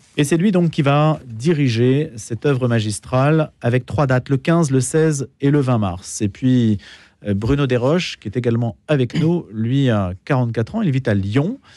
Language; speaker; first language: French; native; French